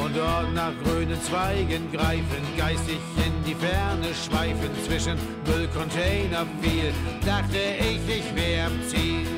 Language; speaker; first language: Icelandic; non-native, fluent; German